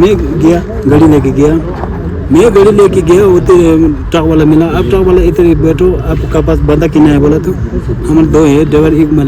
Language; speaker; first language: Hindi; non-native, local second language; Tibetan